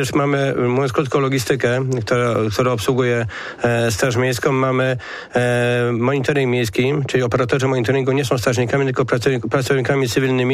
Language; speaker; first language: Polish; native; Polish